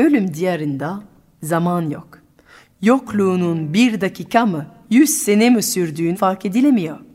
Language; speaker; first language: Turkish; non-native, fluent; French